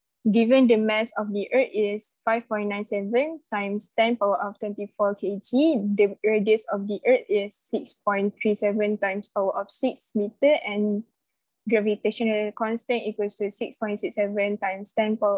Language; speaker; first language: English; non-native, local second language; Malay